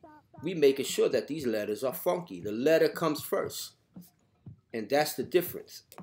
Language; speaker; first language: English; native; English